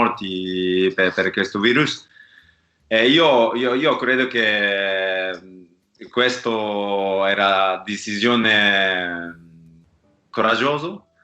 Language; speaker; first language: Italian; non-native, learner; Japanese